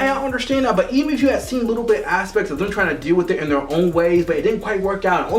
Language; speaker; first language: English; native; English